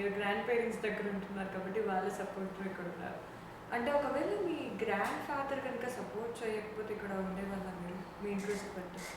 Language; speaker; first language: Telugu; native; Telugu